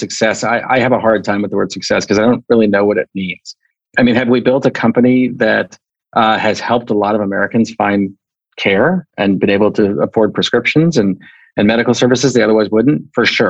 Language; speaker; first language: English; native; English